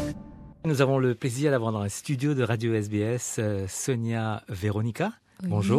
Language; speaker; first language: French; native; French